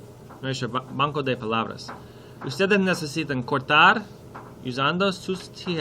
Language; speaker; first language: Spanish; non-native, learner; English